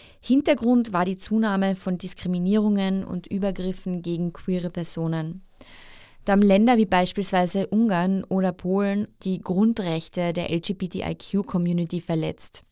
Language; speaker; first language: German; native; German